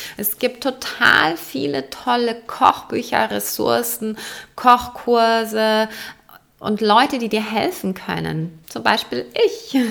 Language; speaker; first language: German; native; German